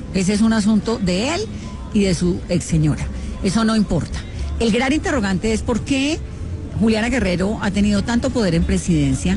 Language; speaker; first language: Spanish; native; Spanish